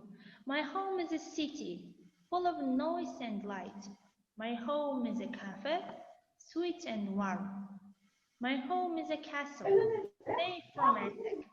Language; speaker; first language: English; non-native, fluent; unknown